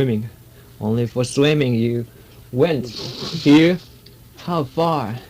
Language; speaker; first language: English; non-native, learner; Japanese